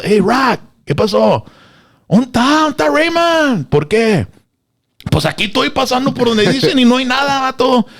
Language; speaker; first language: Spanish; early bilingual, other home language; English